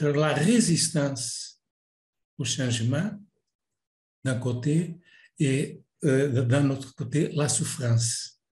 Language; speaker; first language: French; non-native, fluent; Portuguese